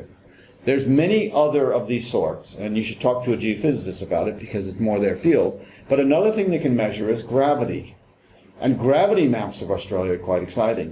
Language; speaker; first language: English; native; English